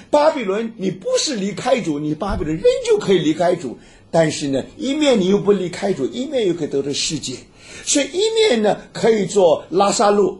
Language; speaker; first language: Chinese; native; Chinese